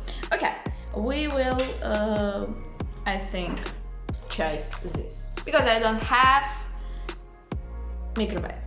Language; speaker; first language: English; non-native, learner; Russian